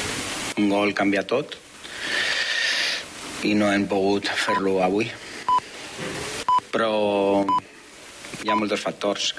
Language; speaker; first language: Catalan; non-native, fluent; Spanish